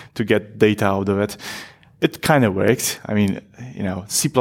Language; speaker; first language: English; non-native, fluent; Polish